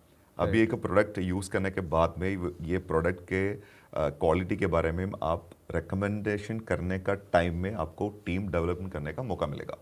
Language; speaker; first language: Hindi; non-native, local second language; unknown